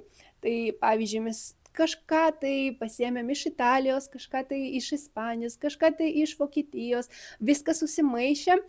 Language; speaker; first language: Lithuanian; early bilingual, other home language; Spanish